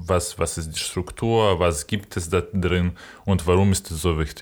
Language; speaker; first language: German; non-native, fluent; Ukrainian